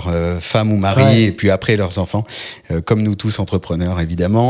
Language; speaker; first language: French; native; French